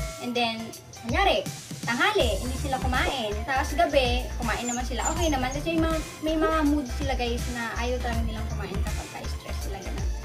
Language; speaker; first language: Filipino; non-native, local second language; Bikol